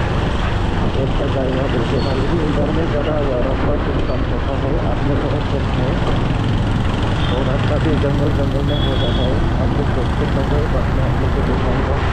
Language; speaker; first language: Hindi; non-native, local second language; Bodo